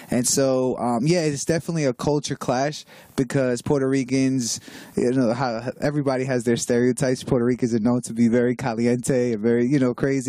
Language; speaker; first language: English; native; English